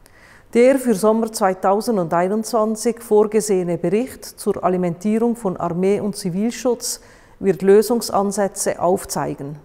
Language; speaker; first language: German; native; German